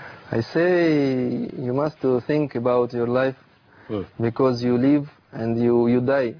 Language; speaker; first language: English; non-native, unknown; Russian